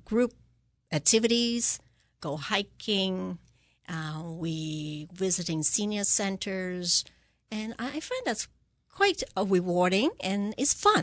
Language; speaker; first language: English; non-native, local second language; Cantonese